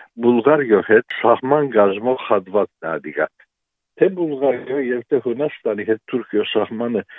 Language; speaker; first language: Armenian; native; Armenian